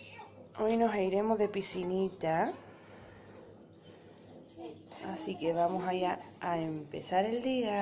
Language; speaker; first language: Spanish; native; Spanish